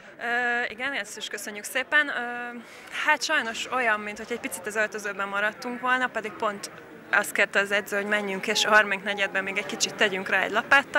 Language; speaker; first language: Hungarian; native; Hungarian